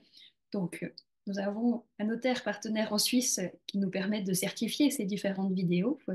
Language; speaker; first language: French; native; French